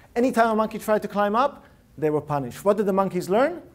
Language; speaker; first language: English; early bilingual, other home language; Russian